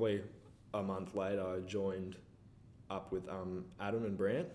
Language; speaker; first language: English; native; English